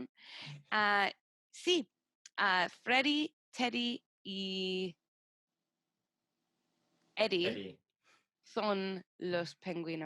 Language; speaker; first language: Spanish; non-native, learner; English